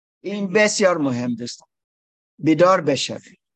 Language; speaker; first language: Persian; non-native, learner; English